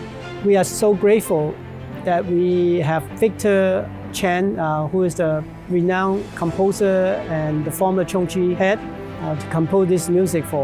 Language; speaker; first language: English; non-native, local second language; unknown